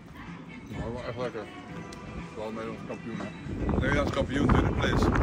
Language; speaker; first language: Dutch; native; Dutch